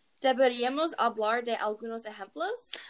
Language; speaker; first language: Spanish; non-native, learner; English